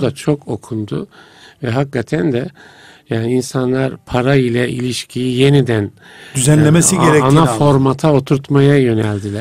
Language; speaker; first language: Turkish; native; Turkish